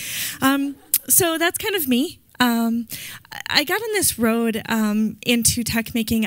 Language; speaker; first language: English; native; English